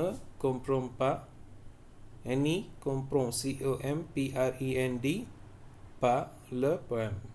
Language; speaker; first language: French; non-native, fluent; Tamil